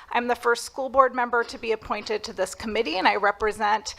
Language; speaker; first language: English; native; English